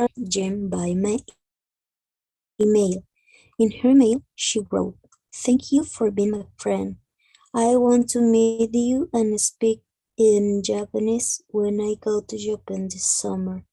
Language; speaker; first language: English; non-native, learner; Spanish